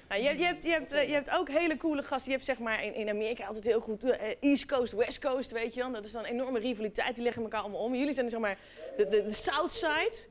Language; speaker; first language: Dutch; native; Dutch